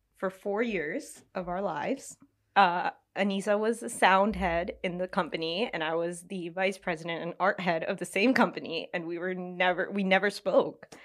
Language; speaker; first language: English; early bilingual, other home language; Hindi